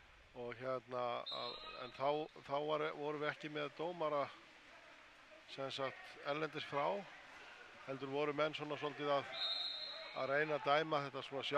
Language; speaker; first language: Icelandic; native; Icelandic